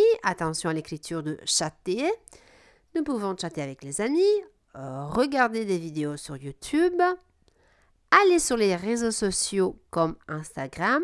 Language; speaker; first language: French; non-native, fluent; Italian